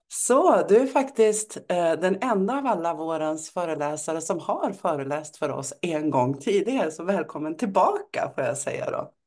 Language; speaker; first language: Swedish; native; Swedish